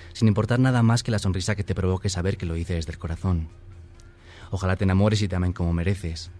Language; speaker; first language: Spanish; native; Spanish